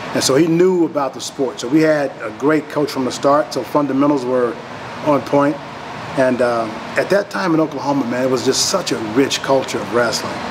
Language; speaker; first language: English; native; English